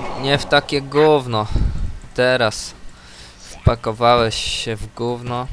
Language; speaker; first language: Polish; native; Polish